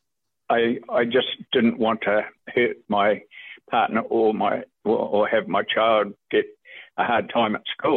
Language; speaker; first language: English; native; English